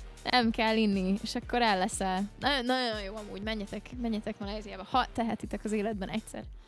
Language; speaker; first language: Hungarian; native; Hungarian